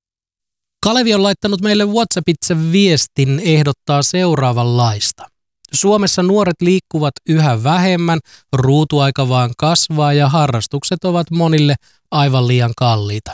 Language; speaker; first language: Finnish; native; Finnish